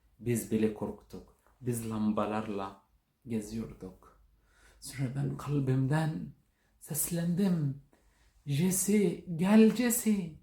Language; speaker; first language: Turkish; non-native, learner; Arabic